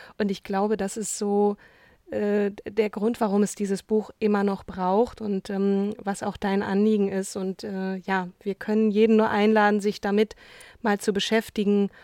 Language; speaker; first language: German; native; German